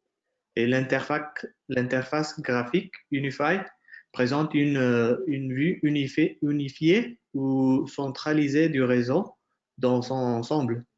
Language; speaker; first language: French; non-native, fluent; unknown